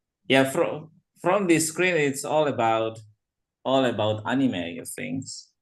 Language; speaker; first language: English; non-native, fluent; Indonesian